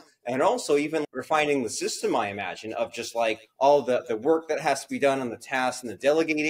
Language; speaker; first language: English; native; English